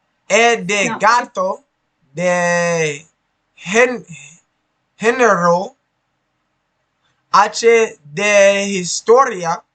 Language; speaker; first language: Spanish; non-native, learner; English